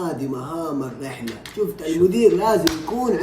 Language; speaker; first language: Arabic; native; Arabic